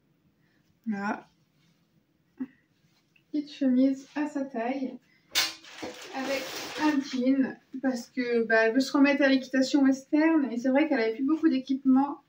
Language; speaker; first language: French; native; French